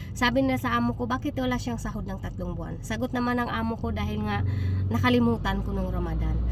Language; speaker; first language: Filipino; native; Filipino